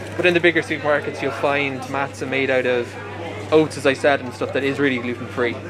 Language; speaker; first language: English; native; English